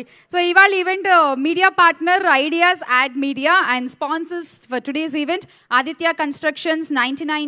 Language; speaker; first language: Telugu; native; Telugu